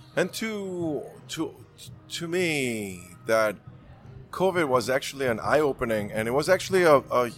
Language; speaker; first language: English; non-native, fluent; Korean